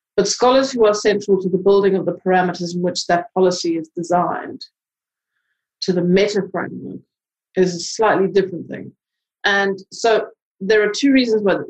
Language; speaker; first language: English; native; English